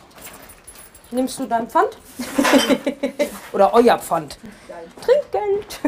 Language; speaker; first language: German; native; German